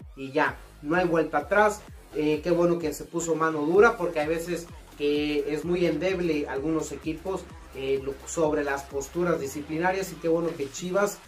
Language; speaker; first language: Spanish; native; Spanish